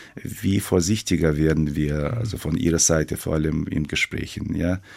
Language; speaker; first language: German; non-native, fluent; Ukrainian